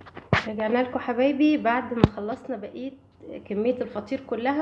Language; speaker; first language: Arabic; native; Arabic